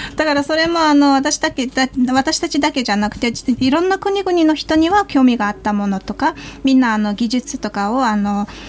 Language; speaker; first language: Japanese; non-native, fluent; Mongolian